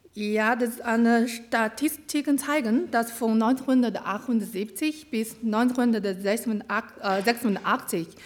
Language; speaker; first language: German; non-native, learner; Chinese